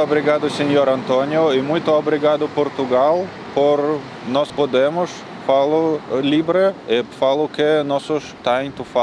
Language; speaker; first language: Portuguese; non-native, learner; Russian